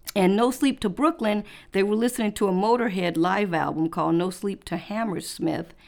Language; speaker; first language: English; native; English